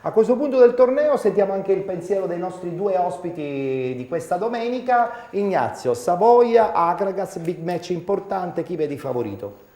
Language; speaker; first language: Italian; native; Italian